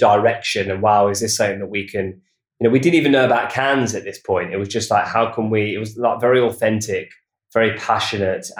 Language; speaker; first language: English; native; English